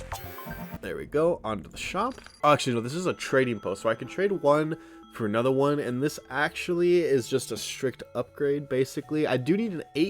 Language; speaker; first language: English; native; English